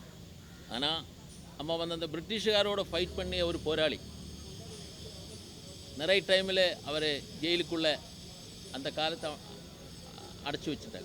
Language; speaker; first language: Tamil; non-native, learner; Malayalam